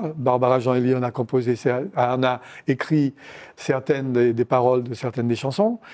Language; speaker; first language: French; native; French